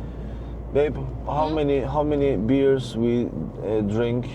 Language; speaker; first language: English; non-native, learner; Turkish